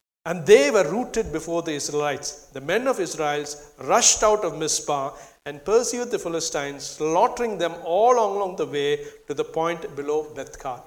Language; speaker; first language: English; non-native, local second language; Tamil